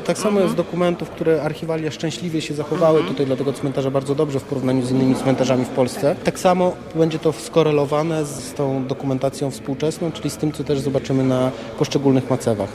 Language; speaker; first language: Polish; native; Polish